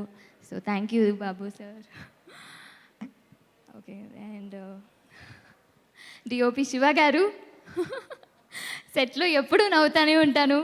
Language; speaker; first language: Telugu; non-native, local second language; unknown